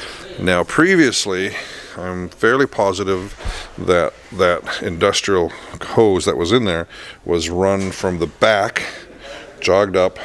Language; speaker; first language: English; native; English